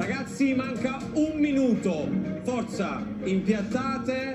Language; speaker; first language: Italian; native; Italian